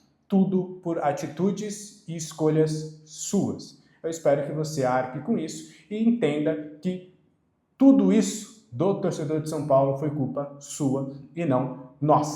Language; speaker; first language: Portuguese; native; Portuguese